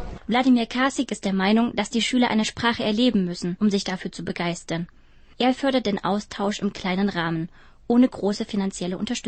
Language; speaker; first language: German; native; German